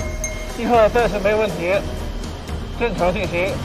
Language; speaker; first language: Chinese; native; Chinese